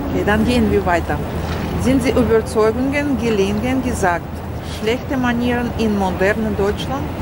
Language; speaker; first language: German; non-native, learner; Russian